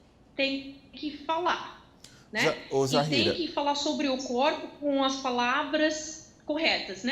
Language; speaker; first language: Portuguese; non-native, fluent; Dutch